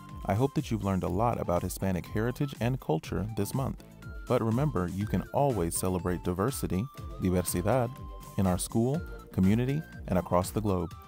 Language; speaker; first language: English; native; English